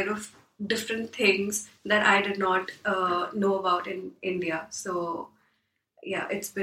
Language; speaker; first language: English; non-native, local second language; Hindi